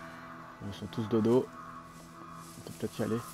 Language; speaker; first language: French; native; French